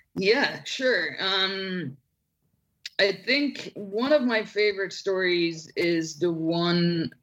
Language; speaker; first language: English; non-native, fluent; Dutch